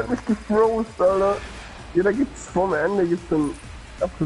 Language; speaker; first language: German; native; German